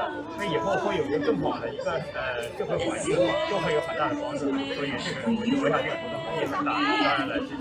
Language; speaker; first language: Chinese; native; Chinese